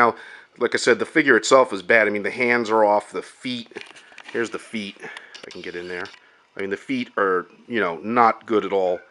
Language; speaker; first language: English; native; English